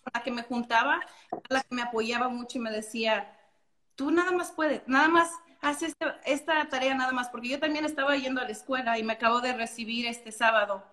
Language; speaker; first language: Spanish; early bilingual, heritage; Spanish